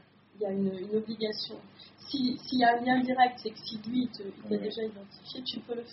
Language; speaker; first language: French; native; French